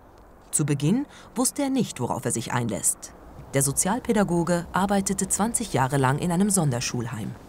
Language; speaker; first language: German; native; German